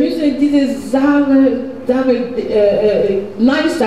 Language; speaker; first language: German; non-native, learner; French